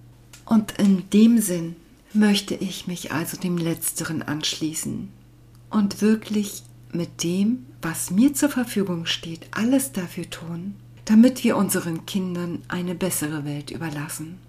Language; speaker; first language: German; native; German